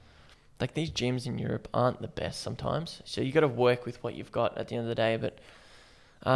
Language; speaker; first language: English; native; English